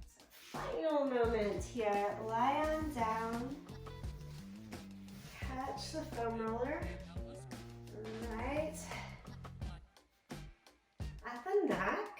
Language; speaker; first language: English; native; English